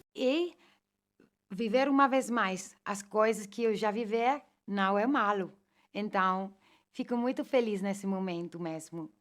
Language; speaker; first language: Portuguese; non-native, fluent; Italian